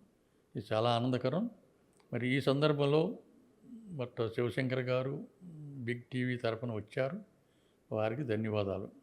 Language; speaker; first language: Telugu; native; Telugu